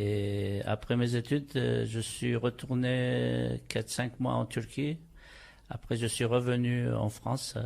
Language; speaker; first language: French; non-native, fluent; Turkish